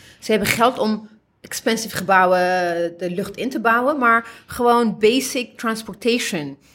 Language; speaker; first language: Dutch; early bilingual, other home language; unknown